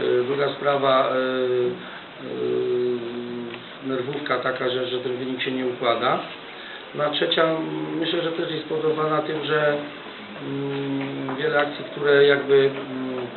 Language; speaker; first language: Polish; native; Polish